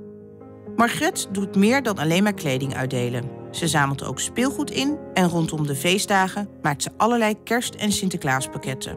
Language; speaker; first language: Dutch; native; Dutch